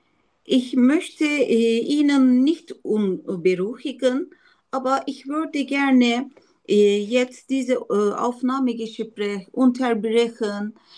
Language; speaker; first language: German; non-native, learner; Turkish